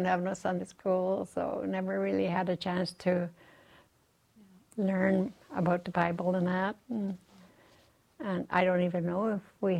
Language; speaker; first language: English; non-native, fluent; Cree